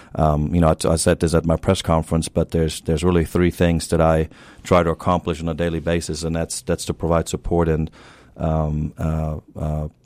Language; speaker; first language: English; non-native, fluent; German